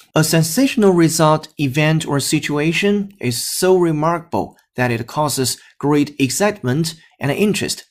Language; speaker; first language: English; non-native, fluent; Chinese